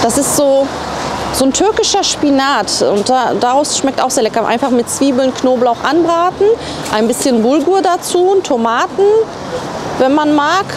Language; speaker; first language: German; native; German